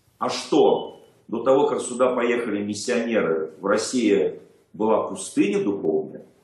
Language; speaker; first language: Russian; native; Russian